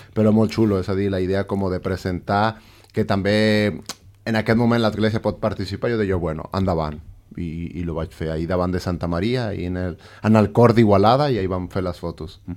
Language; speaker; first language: Catalan; non-native, fluent; Spanish